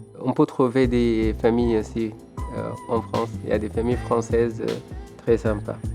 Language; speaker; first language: French; non-native, fluent; Arabic